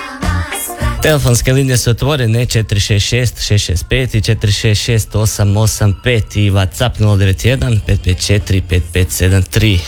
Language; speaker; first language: Serbian; native; Serbian